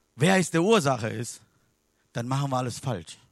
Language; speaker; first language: German; non-native, learner; Sinhala